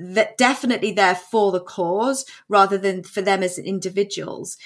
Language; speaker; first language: English; native; English